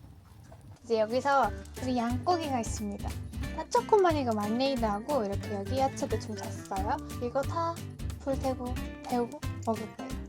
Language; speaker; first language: Korean; non-native, fluent; Turkish